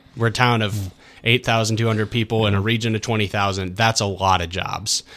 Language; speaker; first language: English; native; English